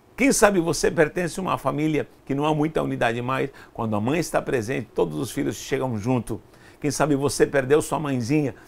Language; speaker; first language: Portuguese; non-native, fluent; Spanish